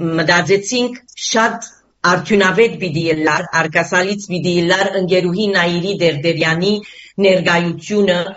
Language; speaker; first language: Armenian; early bilingual, heritage; Armenian